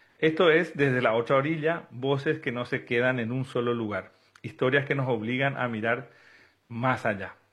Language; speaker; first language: Spanish; native; Spanish